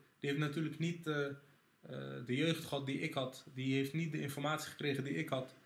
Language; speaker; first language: Dutch; early bilingual, other home language; Arabic